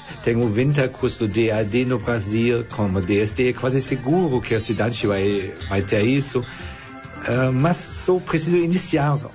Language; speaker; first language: Portuguese; non-native, fluent; German